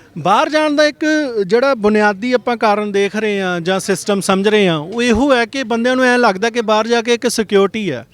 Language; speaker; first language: Punjabi; native; Punjabi